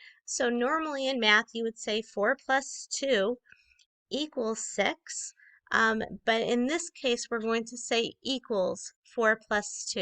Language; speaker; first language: English; native; English